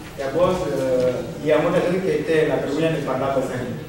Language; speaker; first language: Catalan; non-native, learner; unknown